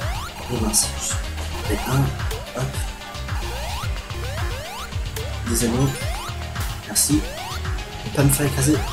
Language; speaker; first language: French; native; French